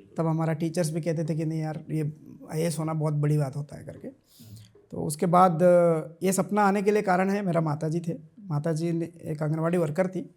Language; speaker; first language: Hindi; non-native, local second language; Kannada